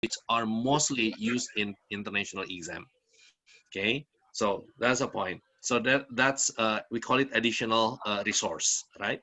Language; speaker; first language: English; non-native, fluent; Indonesian